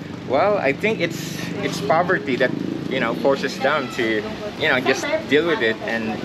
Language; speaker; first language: English; non-native, local second language; Filipino